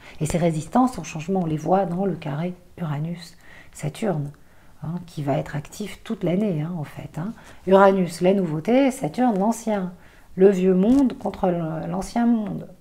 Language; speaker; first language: French; native; French